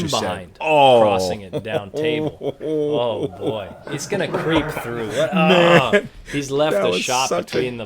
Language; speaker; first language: English; native; English